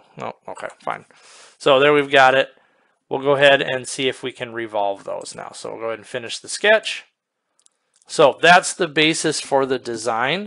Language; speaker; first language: English; native; English